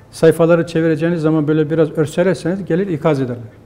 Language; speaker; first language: Turkish; native; Turkish